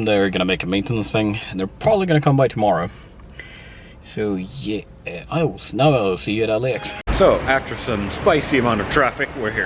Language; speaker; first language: English; non-native, fluent; Swedish